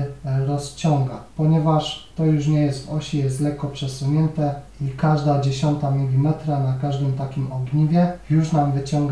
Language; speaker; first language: Polish; native; Polish